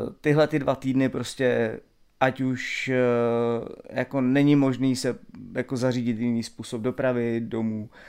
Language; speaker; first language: Czech; native; Czech